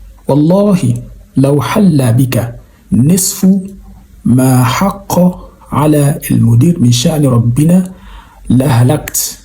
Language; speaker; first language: Arabic; non-native, fluent; Yoruba